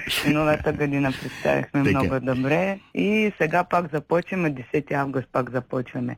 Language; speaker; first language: Bulgarian; non-native, learner; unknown